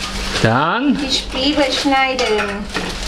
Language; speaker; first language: German; non-native, learner; Thai